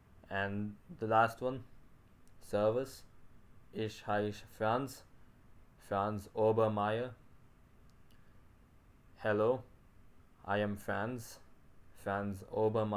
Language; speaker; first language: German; non-native, learner; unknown